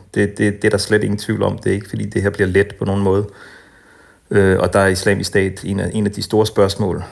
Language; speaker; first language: Danish; native; Danish